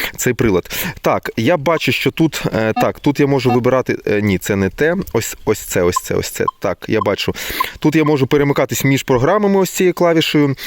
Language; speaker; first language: Ukrainian; non-native, local second language; Russian